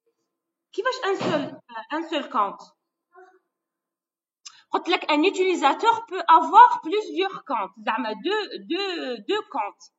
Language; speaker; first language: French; non-native, local second language; Arabic